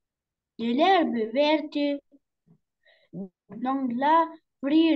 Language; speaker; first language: French; non-native, learner; Arabic